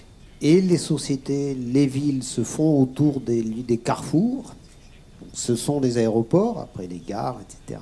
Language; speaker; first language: French; native; French